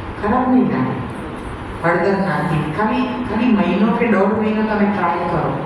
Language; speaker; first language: Gujarati; native; Gujarati